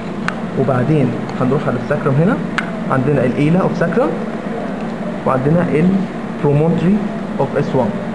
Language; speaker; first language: Arabic; native; Arabic